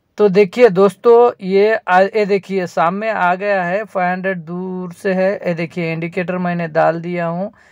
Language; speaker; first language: Hindi; non-native, local second language; Marathi